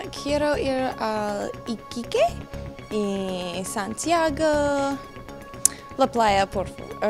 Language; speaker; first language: Spanish; non-native, learner; English